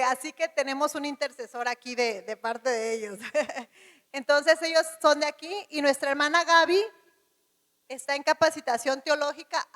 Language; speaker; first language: Spanish; native; Spanish